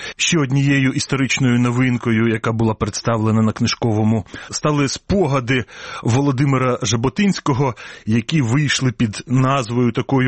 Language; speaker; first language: Ukrainian; native; Ukrainian